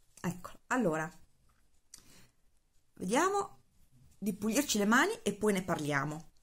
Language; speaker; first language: Italian; native; Italian